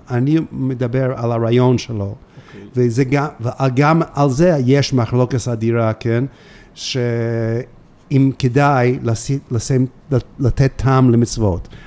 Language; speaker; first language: Hebrew; non-native, fluent; English